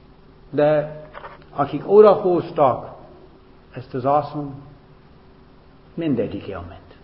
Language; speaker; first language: Hungarian; non-native, fluent; English